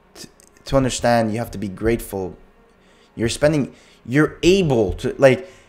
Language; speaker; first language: English; native; English